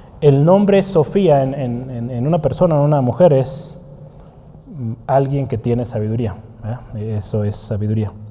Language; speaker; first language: Spanish; native; Spanish